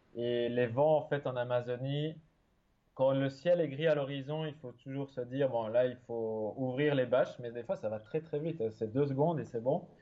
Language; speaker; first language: French; native; French